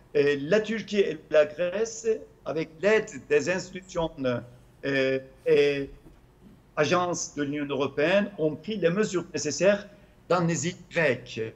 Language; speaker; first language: French; non-native, fluent; Turkish